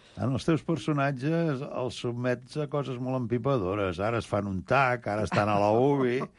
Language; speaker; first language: Catalan; native; Catalan